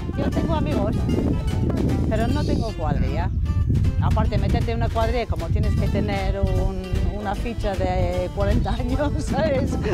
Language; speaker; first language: Spanish; non-native, fluent; English